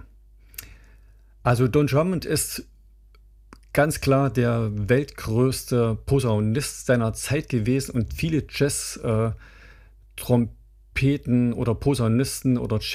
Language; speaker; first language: German; native; German